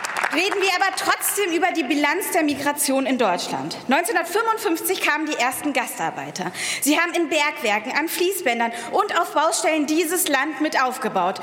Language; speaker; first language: German; early bilingual, other home language; Persian